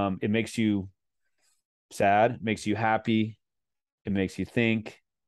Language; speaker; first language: English; native; English